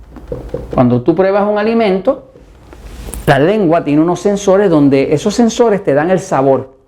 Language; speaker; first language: Spanish; native; Spanish